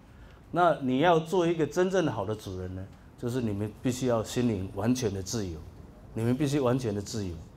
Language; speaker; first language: Chinese; native; Chinese